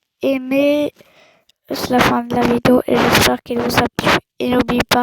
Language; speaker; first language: French; native; French